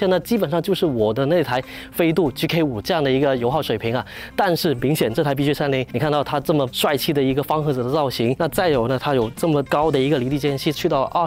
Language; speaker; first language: Chinese; native; Chinese